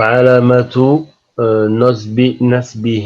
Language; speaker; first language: Arabic; non-native, learner; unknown